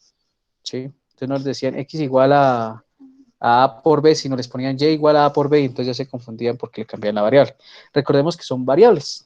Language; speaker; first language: Spanish; native; Spanish